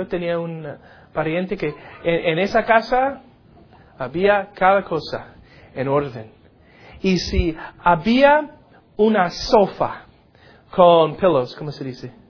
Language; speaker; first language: Spanish; non-native, learner; English